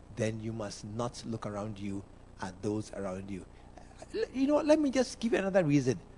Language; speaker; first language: English; non-native, local second language; Akan